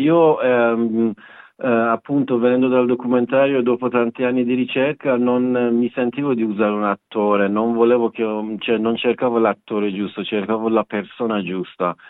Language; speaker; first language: Italian; non-native, fluent; Persian